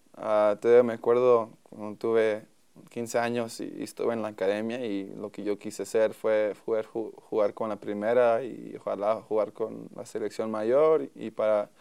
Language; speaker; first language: Spanish; early bilingual, heritage; Spanish